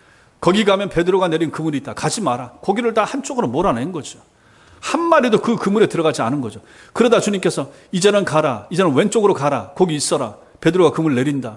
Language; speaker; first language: Korean; native; Korean